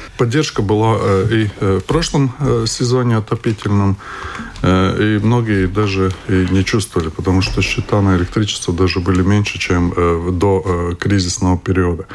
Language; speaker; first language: Russian; non-native, local second language; Latvian